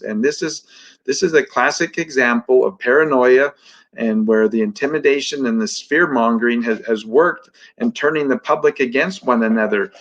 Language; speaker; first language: English; native; English